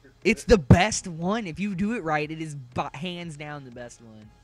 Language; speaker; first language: English; native; English